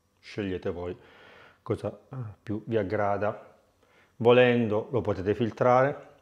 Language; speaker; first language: Italian; native; Italian